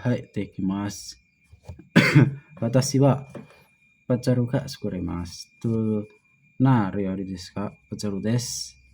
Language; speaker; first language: Japanese; non-native, learner; Indonesian